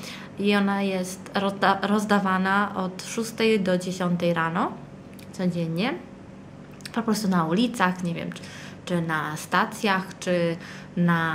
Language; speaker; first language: Polish; early bilingual, heritage; Italian